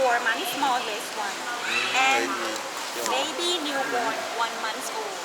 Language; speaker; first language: English; non-native, learner; Thai